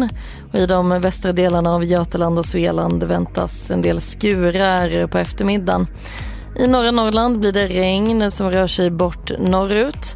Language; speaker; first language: Swedish; native; Swedish